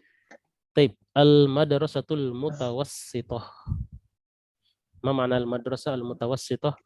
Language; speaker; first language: Arabic; non-native, fluent; Indonesian